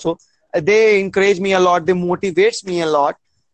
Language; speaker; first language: English; non-native, local second language; Hindi